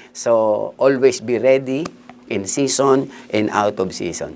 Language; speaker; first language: English; non-native, local second language; Filipino